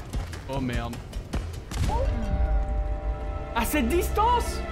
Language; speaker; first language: French; native; French